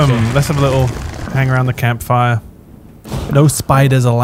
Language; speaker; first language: English; native; English